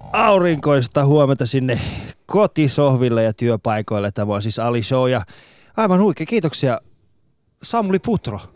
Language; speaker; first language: Finnish; early bilingual, other home language; Persian